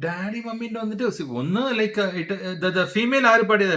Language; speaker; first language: Malayalam; early bilingual, heritage; Malayalam